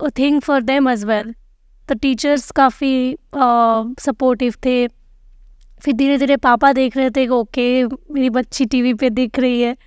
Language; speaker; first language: Hindi; non-native, local second language; Bangla